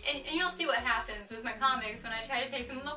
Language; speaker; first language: English; native; English